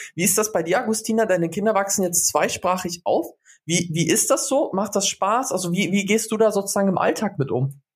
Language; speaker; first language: German; native; German